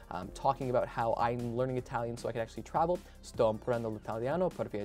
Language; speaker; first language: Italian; non-native, learner; English